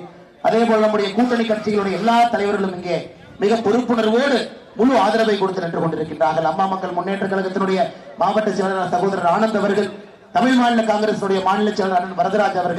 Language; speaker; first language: Tamil; native; Tamil